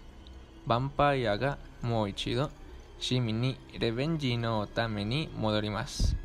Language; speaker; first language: Japanese; non-native, learner; Spanish